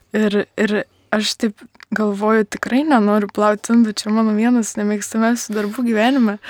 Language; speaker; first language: Lithuanian; native; Lithuanian